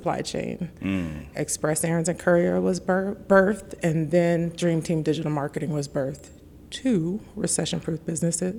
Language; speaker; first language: English; native; English